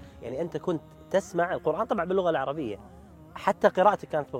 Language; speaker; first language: Arabic; native; Arabic